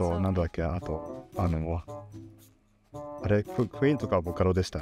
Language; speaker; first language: Japanese; early bilingual, heritage; Japanese